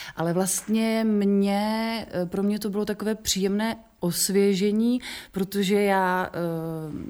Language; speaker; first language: Czech; native; Czech